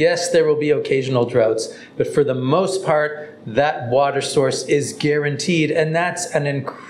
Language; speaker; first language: English; native; English